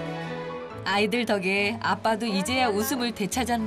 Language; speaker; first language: Korean; native; Korean